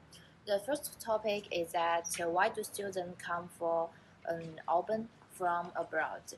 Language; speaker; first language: English; non-native, learner; Chinese